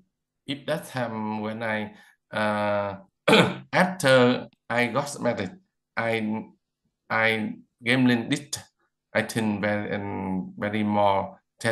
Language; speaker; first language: English; non-native, learner; Vietnamese